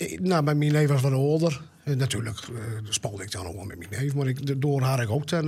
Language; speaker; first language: Dutch; native; Dutch